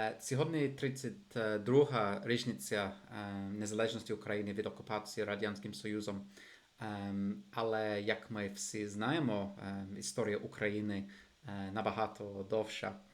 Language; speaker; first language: Ukrainian; non-native, fluent; English